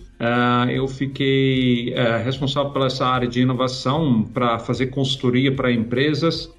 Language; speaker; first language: Portuguese; non-native, fluent; German